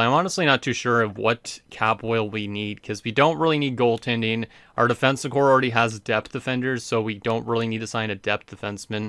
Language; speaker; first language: English; native; English